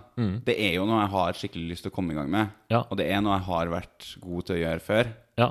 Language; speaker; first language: Norwegian; native; Norwegian